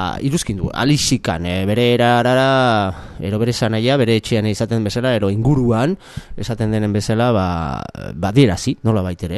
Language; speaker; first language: Basque; native; Basque